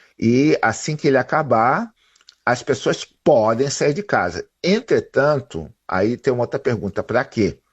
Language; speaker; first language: Portuguese; native; Portuguese